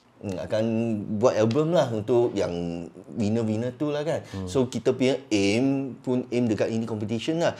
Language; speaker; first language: Malay; non-native, local second language; Cantonese